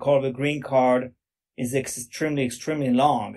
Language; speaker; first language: English; non-native, fluent; French